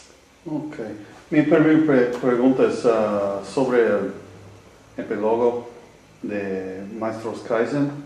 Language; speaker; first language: Spanish; non-native, learner; English